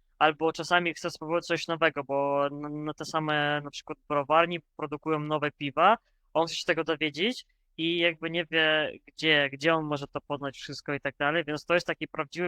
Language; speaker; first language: Polish; non-native, fluent; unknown